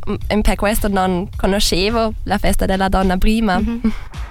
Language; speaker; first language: Italian; non-native, learner; German